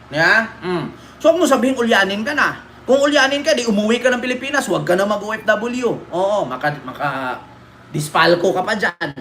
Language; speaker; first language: Filipino; native; Filipino